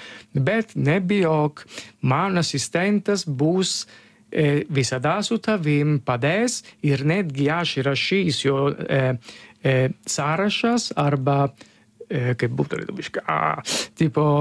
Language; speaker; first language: Lithuanian; non-native, learner; Italian